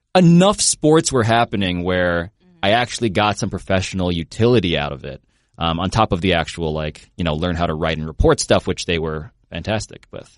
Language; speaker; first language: English; native; English